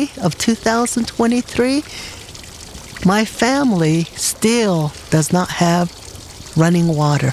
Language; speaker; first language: English; native; English